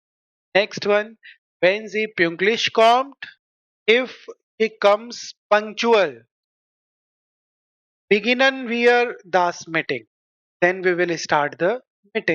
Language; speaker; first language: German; non-native, fluent; Hindi